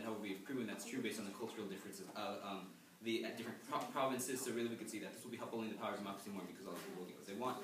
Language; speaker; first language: English; native; English